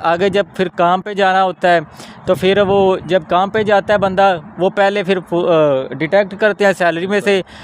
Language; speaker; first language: Urdu; non-native, local second language; Punjabi